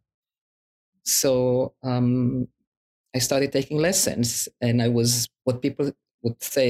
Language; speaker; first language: English; non-native, fluent; Hebrew